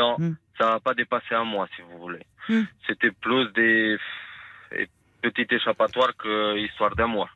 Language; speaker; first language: French; non-native, fluent; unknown